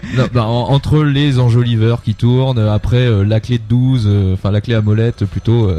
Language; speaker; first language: French; native; French